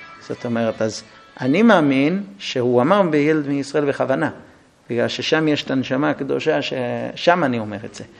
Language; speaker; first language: Hebrew; non-native, fluent; English